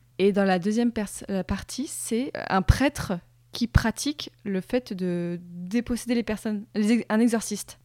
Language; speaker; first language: French; native; French